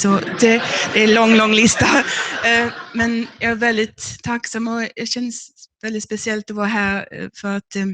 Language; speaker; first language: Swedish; non-native, fluent; English